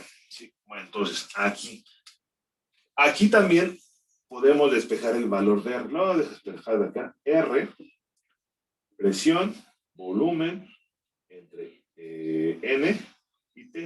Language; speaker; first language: Spanish; native; Spanish